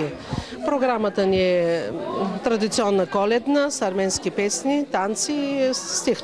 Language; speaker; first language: Bulgarian; non-native, local second language; Armenian